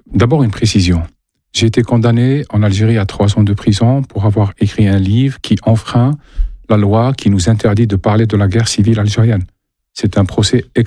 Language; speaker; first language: French; non-native, local second language; Arabic